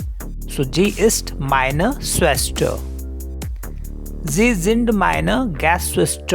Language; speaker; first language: German; non-native, learner; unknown